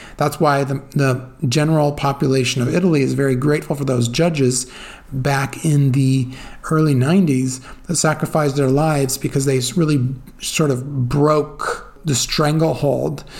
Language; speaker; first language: English; native; English